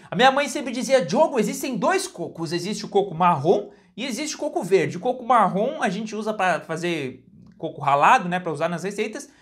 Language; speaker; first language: Portuguese; native; Portuguese